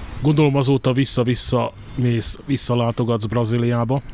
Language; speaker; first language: Hungarian; native; Hungarian